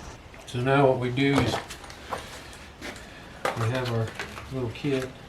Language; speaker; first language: English; native; English